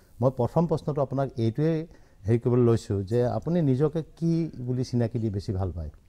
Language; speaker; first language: Assamese; native; Assamese